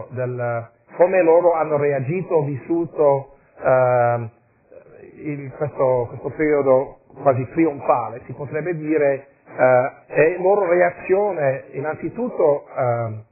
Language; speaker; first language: Italian; non-native, fluent; English